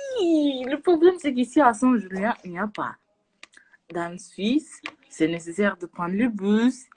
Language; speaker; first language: French; non-native, learner; Portuguese